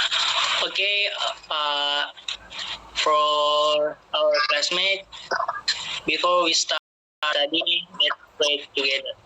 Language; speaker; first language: English; non-native, learner; Indonesian